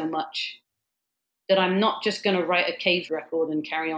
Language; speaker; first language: English; native; English